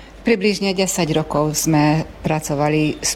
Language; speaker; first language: Slovak; early bilingual, heritage; Slovak